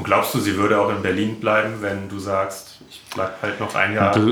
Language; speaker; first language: German; native; German